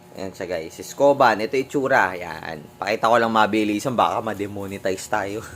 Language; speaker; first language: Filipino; non-native, local second language; Iloko